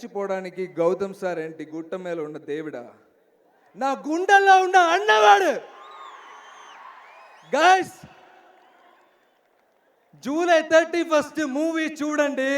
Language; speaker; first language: Telugu; non-native, learner; Malayalam